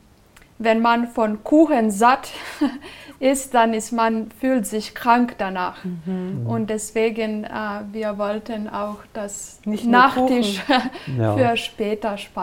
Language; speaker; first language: German; non-native, fluent; Serbian